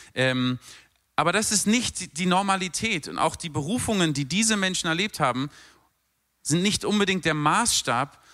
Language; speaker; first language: German; native; German